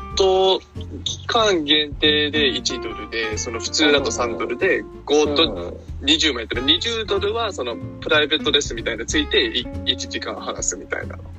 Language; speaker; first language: Japanese; early bilingual, heritage; Japanese